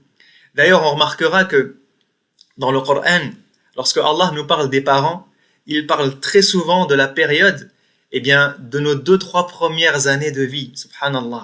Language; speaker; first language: French; native; French